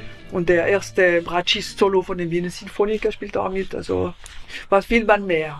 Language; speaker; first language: German; non-native, fluent; French